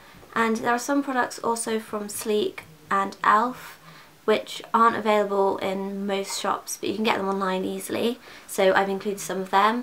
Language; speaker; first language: English; native; English